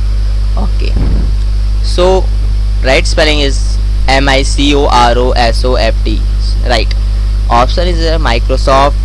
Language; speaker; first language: English; non-native, learner; Hindi